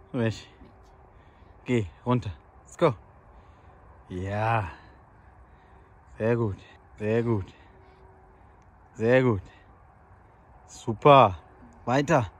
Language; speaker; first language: German; non-native, learner; Arabic